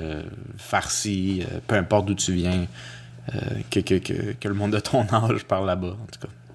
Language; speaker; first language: French; early bilingual, other home language; Spanish